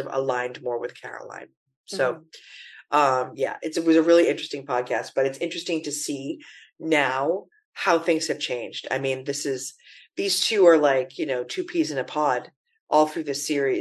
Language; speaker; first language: English; native; English